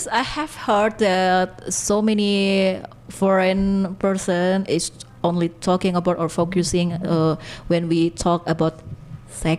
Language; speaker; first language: English; non-native, learner; Indonesian